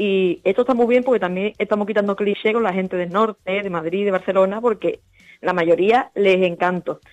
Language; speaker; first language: Spanish; native; Spanish